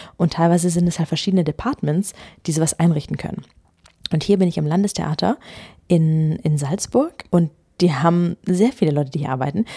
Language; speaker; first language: German; native; German